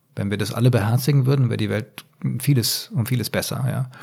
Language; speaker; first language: German; native; German